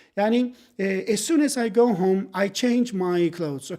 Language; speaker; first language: English; non-native, fluent; Turkish